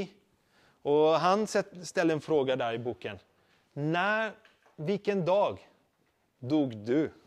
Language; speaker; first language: Swedish; non-native, fluent; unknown